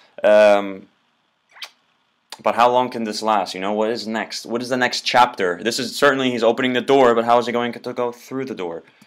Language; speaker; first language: English; native; English